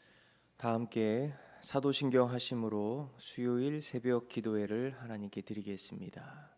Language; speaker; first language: Korean; native; Korean